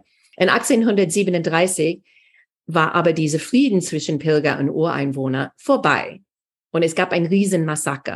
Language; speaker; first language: German; non-native, fluent; English